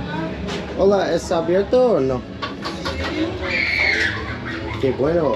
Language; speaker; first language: Spanish; non-native, learner; English